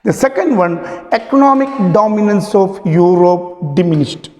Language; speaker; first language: English; non-native, local second language; Malayalam